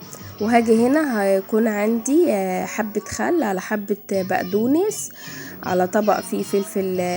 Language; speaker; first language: Arabic; native; Arabic